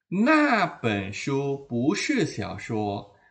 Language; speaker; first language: Chinese; non-native, fluent; Indonesian